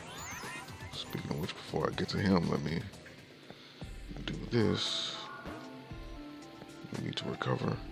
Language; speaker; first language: English; native; English